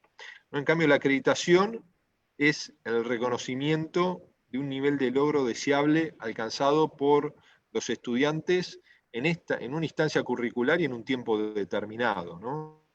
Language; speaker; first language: Spanish; native; Spanish